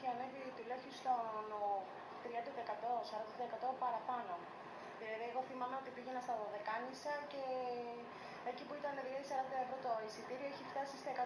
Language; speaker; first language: Greek; native; Greek